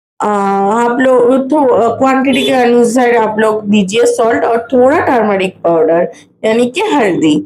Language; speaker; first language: Hindi; non-native, local second language; Bangla